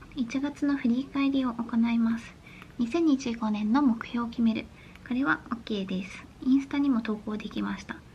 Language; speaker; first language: Japanese; native; Japanese